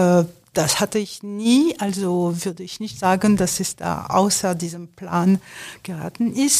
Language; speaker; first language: German; non-native, fluent; French